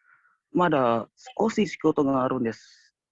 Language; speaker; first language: Japanese; non-native, learner; Indonesian